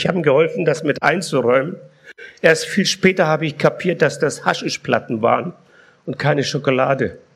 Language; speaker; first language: German; early bilingual, other home language; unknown